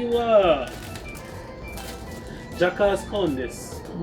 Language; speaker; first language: Japanese; non-native, learner; English